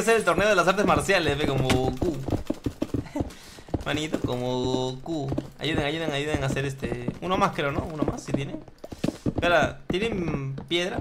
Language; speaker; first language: Spanish; native; Spanish